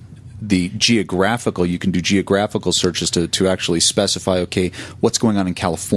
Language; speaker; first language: English; native; English